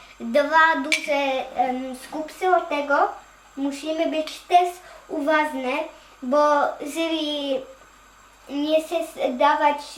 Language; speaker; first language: Polish; early bilingual, heritage; Polish